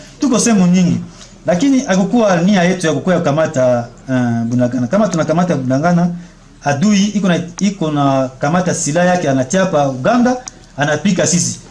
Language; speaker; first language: Swahili; non-native, local second language; Kinyarwanda